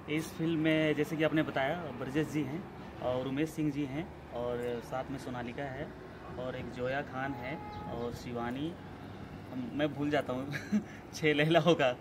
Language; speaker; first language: Hindi; non-native, local second language; Bhojpuri